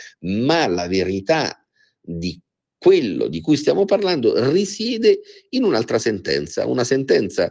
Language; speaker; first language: Italian; native; Italian